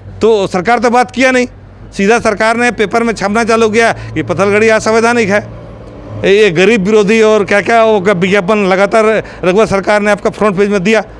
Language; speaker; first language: Hindi; non-native, local second language; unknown